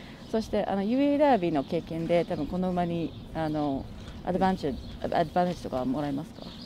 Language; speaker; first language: Japanese; non-native, learner; English